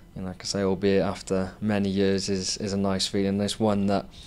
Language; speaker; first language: English; native; English